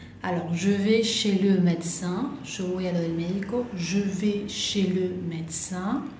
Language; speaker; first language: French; non-native, fluent; Spanish